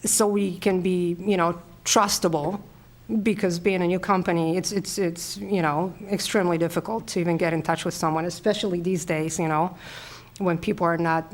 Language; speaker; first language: English; non-native, fluent; Polish